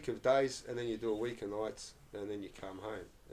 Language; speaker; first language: English; non-native, local second language; Croatian